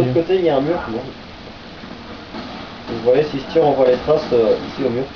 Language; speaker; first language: French; native; French